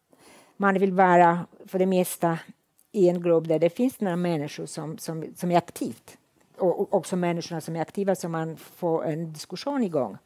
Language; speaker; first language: Swedish; non-native, fluent; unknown